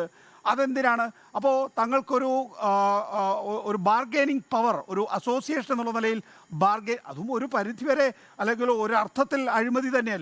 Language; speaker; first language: Malayalam; native; Malayalam